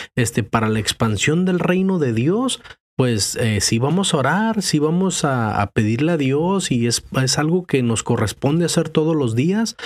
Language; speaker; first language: Spanish; native; Spanish